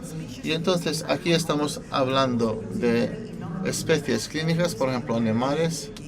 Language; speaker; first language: Spanish; non-native, fluent; Italian